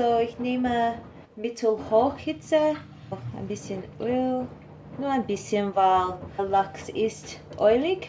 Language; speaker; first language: German; non-native, learner; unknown